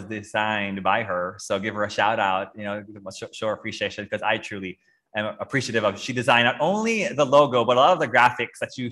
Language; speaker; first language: English; non-native, local second language; Filipino